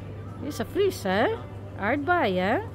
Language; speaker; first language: Dutch; non-native, learner; Filipino